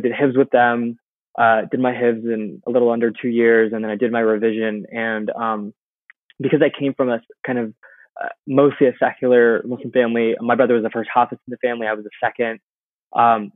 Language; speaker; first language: English; native; English